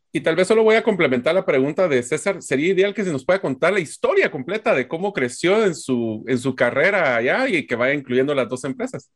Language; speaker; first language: Spanish; native; Spanish